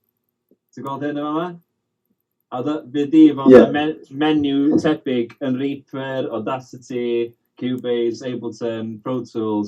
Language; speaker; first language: Welsh; native; Welsh